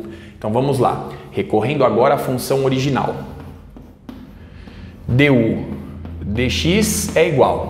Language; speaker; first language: Portuguese; native; Portuguese